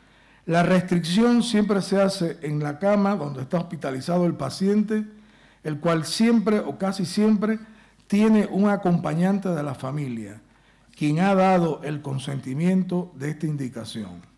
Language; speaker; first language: Spanish; native; Spanish